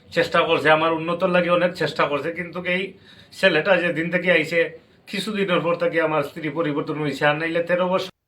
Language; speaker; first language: Bangla; native; Bangla